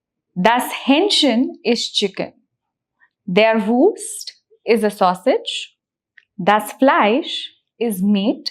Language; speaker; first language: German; non-native, fluent; English